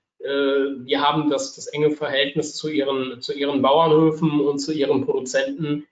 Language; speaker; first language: German; native; German